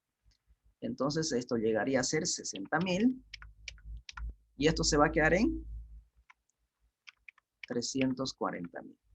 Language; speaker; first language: Spanish; native; Spanish